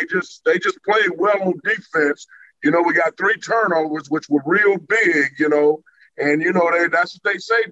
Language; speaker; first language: English; native; English